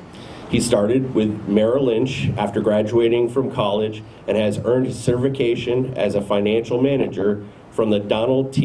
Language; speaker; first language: English; native; English